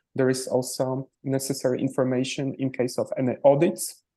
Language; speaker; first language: English; non-native, fluent; Polish